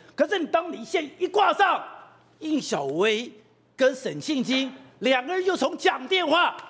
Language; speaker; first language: Chinese; native; Chinese